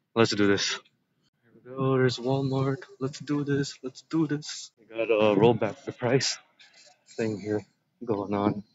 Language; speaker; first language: English; native; English